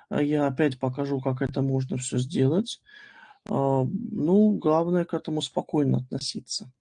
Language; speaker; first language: Russian; native; Russian